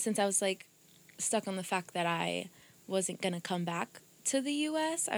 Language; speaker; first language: English; early bilingual, other home language; Portuguese